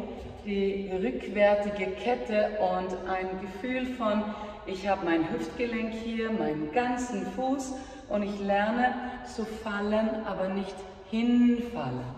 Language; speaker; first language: German; non-native, fluent; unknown